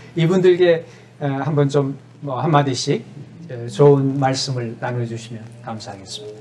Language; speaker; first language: Korean; native; Korean